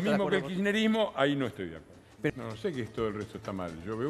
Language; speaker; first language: Spanish; native; Spanish